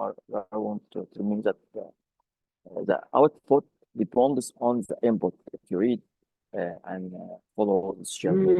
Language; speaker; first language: English; non-native, fluent; Arabic